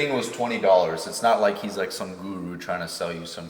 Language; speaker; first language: English; native; English